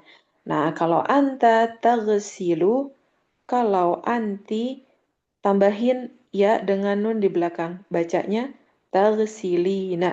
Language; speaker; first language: Indonesian; native; Indonesian